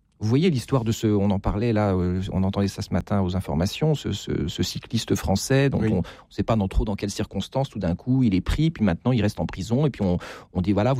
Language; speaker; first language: French; native; French